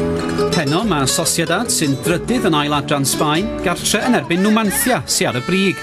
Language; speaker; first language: Welsh; native; Welsh